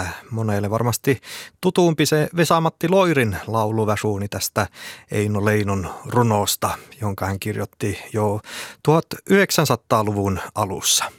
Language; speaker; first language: Finnish; native; Finnish